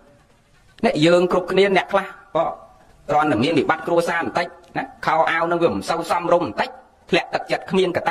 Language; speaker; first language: Khmer; native; Khmer